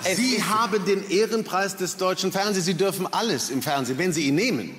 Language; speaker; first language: German; native; German